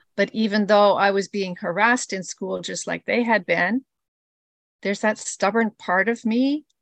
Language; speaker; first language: English; early bilingual, other home language; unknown